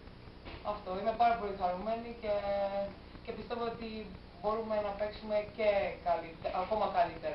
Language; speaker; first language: Greek; non-native, fluent; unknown